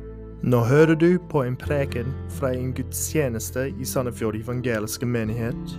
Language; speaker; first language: Norwegian; native; Norwegian